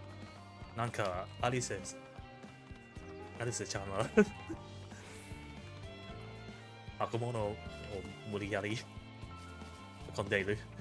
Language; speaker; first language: Japanese; non-native, learner; English